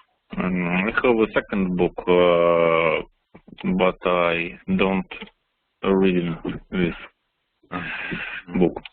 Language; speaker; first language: English; non-native, learner; Russian